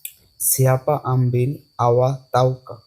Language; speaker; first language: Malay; non-native, learner; Bangla